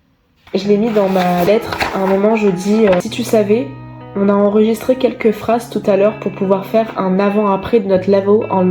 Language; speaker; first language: French; native; French